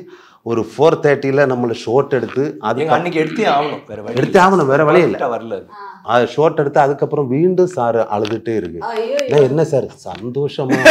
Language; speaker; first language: Tamil; non-native, learner; Malayalam